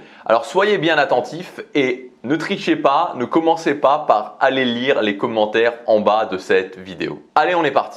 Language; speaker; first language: French; native; French